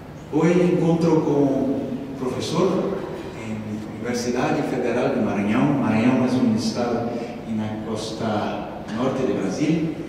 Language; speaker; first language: Spanish; non-native, learner; Portuguese